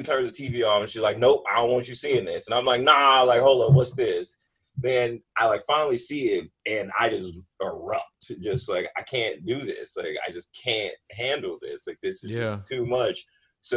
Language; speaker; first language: English; native; English